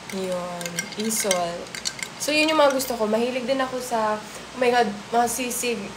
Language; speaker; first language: Filipino; non-native, local second language; Pampanga